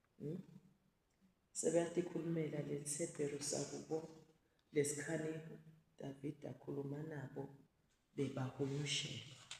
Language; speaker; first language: Zulu; non-native, local second language; Swati